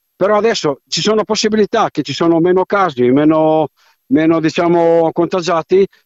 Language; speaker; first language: Italian; non-native, fluent; Macedonian